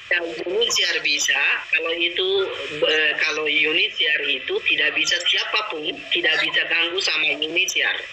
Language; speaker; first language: Indonesian; non-native, learner; Rohingya